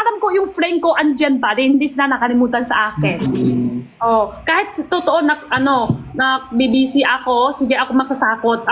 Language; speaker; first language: Filipino; non-native, local second language; Cebuano